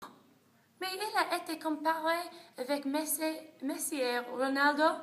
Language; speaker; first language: French; non-native, learner; English